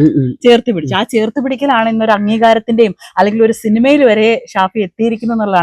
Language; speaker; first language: Malayalam; native; Malayalam